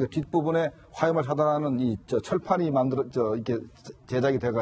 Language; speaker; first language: Korean; native; Korean